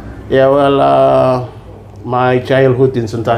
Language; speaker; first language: English; non-native, learner; Indonesian